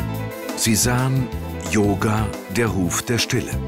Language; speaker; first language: German; native; German